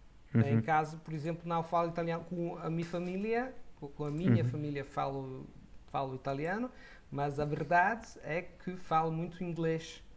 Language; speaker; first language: Portuguese; non-native, fluent; Italian